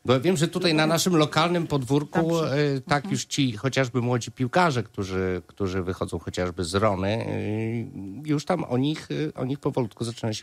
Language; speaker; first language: Polish; native; Polish